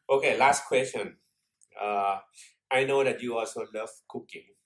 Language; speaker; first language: English; non-native, fluent; Thai